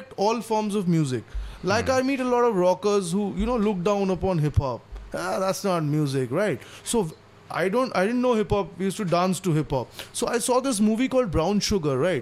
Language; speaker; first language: English; non-native, local second language; Bangla